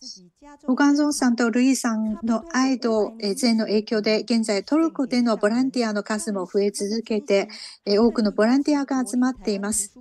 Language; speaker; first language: Japanese; non-native, fluent; Chinese